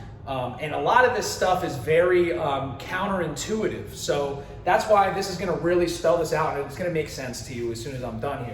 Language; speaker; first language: English; native; English